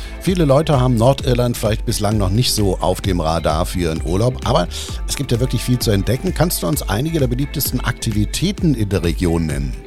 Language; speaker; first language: German; native; German